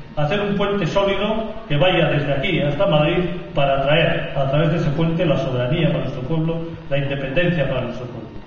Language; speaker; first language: Spanish; native; Spanish